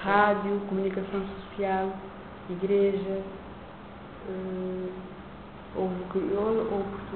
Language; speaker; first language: Portuguese; non-native, local second language; Kabuverdianu